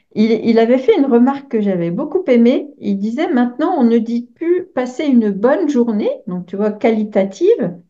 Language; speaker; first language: French; native; French